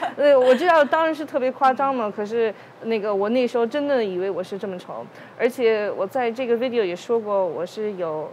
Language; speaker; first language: Chinese; early bilingual, heritage; Chinese